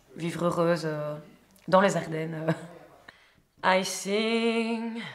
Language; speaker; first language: French; native; French